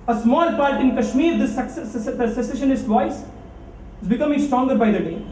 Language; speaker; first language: English; non-native, local second language; Kannada